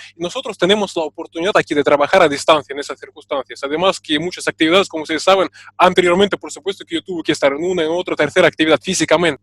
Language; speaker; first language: Spanish; non-native, fluent; Russian